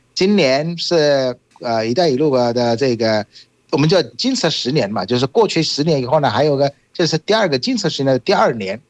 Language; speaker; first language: Chinese; non-native, fluent; Bangla